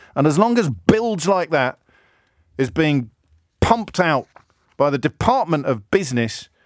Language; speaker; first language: English; native; English